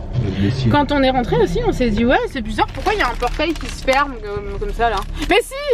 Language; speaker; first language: French; native; French